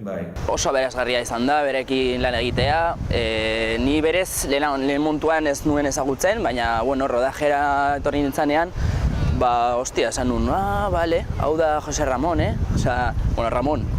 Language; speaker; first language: Basque; non-native, local second language; Spanish